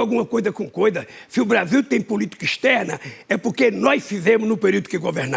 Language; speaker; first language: Portuguese; native; Portuguese